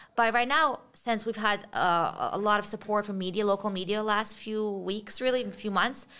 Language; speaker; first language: English; early bilingual, other home language; Russian